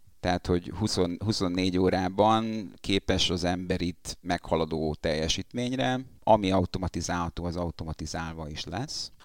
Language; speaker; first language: Hungarian; native; Hungarian